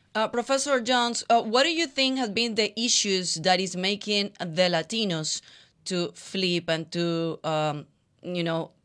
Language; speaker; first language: English; non-native, fluent; Spanish